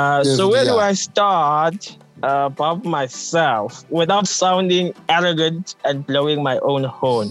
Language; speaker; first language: English; non-native, local second language; Zulu